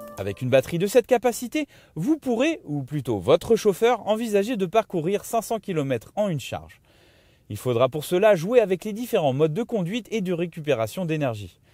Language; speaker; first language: French; native; French